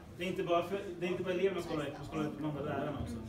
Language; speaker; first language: Swedish; native; Swedish